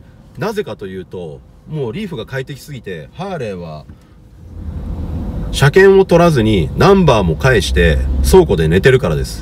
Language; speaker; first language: Japanese; native; Japanese